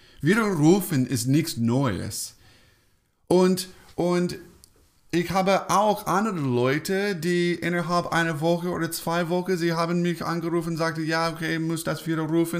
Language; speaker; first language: German; non-native, fluent; English